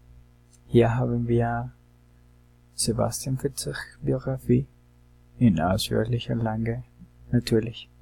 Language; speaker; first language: German; non-native, learner; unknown